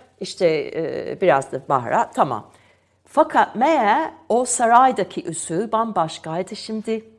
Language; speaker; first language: Turkish; non-native, fluent; English